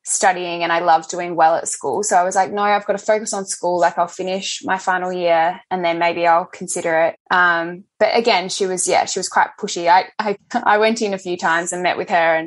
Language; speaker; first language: English; native; English